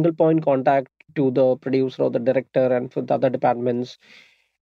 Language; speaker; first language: English; non-native, local second language; Malayalam